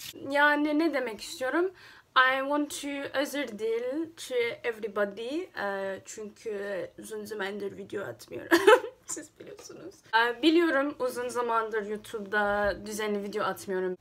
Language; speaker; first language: Turkish; early bilingual, heritage; Turkish